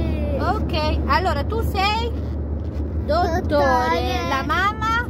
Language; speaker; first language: Italian; non-native, learner; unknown